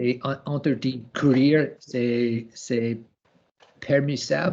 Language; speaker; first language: French; non-native, learner; English